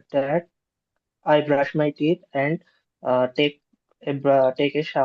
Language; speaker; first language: English; non-native, learner; Bangla